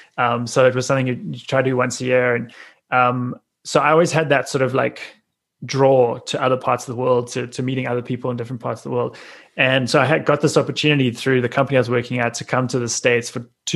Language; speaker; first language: English; native; English